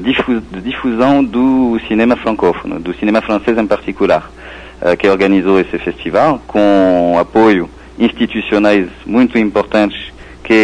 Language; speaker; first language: Portuguese; non-native, fluent; French